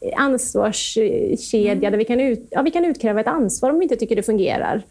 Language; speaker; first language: Swedish; native; Swedish